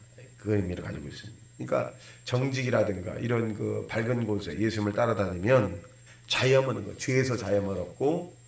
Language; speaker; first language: Korean; native; Korean